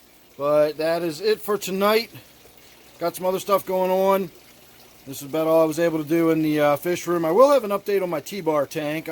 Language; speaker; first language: English; native; English